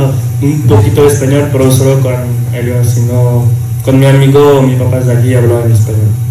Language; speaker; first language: Spanish; non-native, learner; French